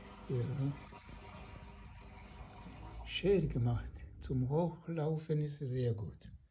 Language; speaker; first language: German; non-native, fluent; Kinyarwanda